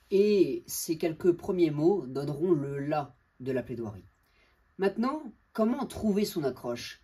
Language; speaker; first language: French; native; French